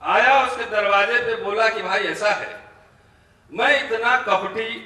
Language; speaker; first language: Hindi; native; Hindi